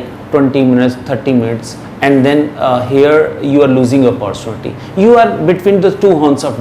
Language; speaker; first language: English; non-native, local second language; Hindi